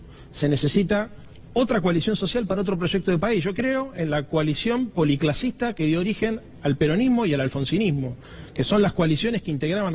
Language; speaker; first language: Spanish; native; Spanish